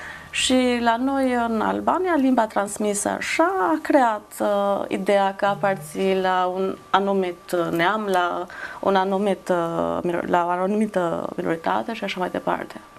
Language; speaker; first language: Romanian; non-native, fluent; Albanian